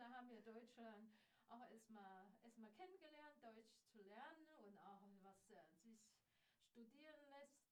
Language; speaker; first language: German; non-native, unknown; Chinese